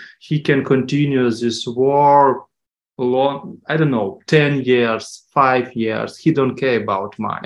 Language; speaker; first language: English; non-native, learner; Ukrainian